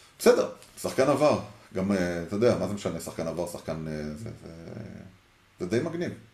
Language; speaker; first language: Hebrew; early bilingual, heritage; Hebrew